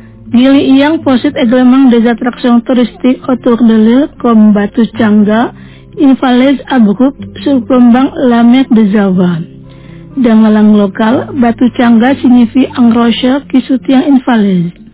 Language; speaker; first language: French; non-native, fluent; Indonesian